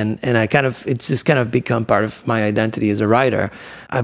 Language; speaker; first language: English; non-native, fluent; Spanish